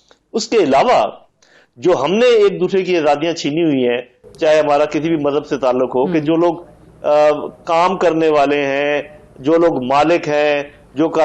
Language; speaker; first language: Urdu; native; Urdu